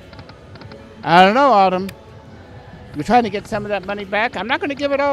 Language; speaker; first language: English; native; English